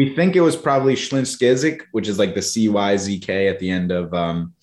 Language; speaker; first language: English; early bilingual, other home language; Polish